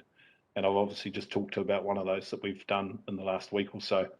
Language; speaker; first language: English; native; English